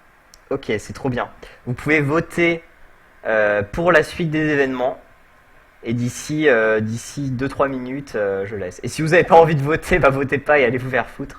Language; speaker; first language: French; native; French